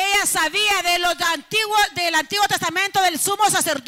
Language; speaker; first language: Spanish; native; Spanish